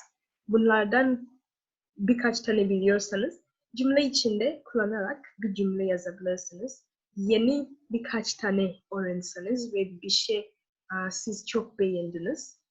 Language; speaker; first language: Turkish; non-native, learner; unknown